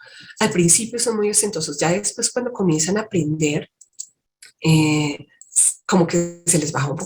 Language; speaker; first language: Spanish; native; Spanish